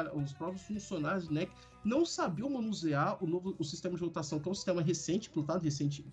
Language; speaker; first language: Portuguese; non-native, fluent; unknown